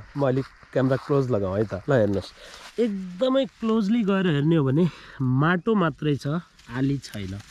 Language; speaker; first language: Nepali; non-native, local second language; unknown